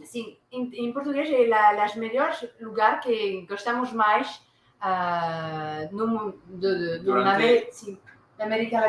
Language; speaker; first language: Portuguese; non-native, learner; French